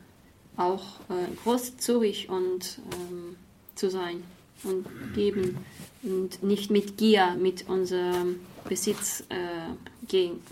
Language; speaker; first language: German; non-native, fluent; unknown